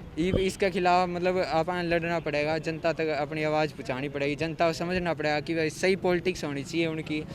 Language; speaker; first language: Hindi; native; Hindi